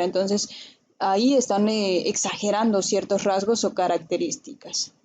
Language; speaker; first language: Spanish; native; Spanish